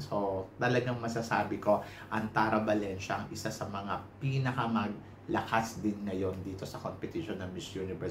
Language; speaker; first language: Filipino; native; Filipino